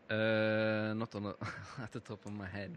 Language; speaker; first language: English; non-native, fluent; Norwegian